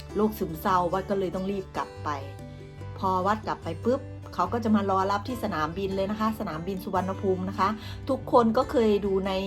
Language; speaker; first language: Thai; native; Thai